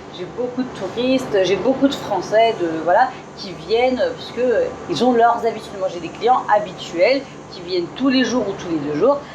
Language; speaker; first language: French; native; French